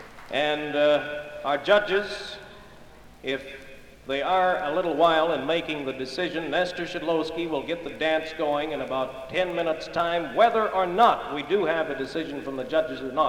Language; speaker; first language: English; early bilingual, other home language; Ukrainian